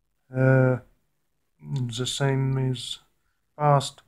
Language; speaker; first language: English; non-native, learner; Latvian